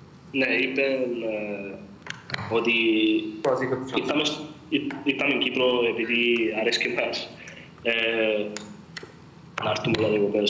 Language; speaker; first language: Greek; early bilingual, other home language; English